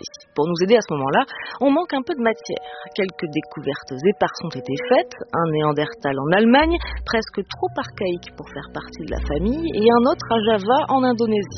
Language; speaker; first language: French; native; French